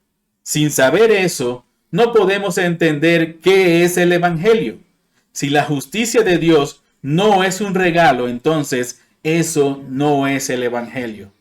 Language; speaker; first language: Spanish; non-native, fluent; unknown